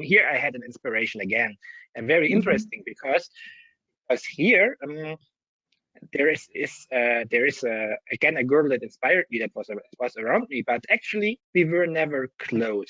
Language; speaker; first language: English; non-native, fluent; German